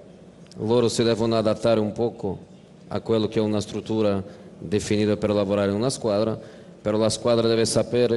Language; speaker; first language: Italian; non-native, fluent; Portuguese